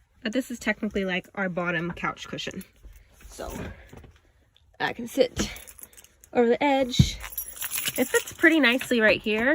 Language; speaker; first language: English; native; English